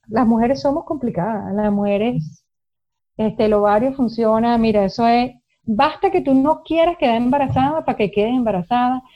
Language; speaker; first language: Spanish; native; Spanish